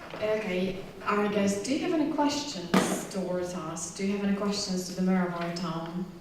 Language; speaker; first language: English; non-native, learner; Polish